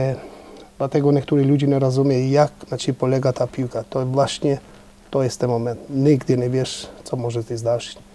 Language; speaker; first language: Polish; non-native, fluent; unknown